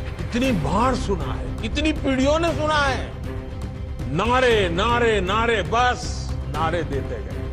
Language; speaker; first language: Hindi; non-native, local second language; Gujarati